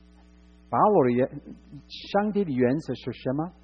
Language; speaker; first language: Chinese; non-native, fluent; English